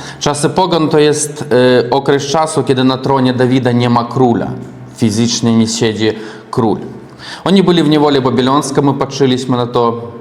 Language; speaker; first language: Polish; non-native, learner; Russian